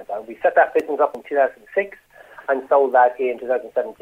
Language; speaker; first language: English; native; English